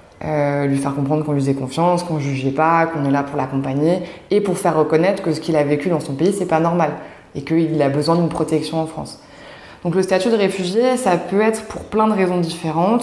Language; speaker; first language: French; native; French